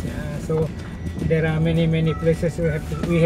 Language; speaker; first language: English; non-native, learner; Indonesian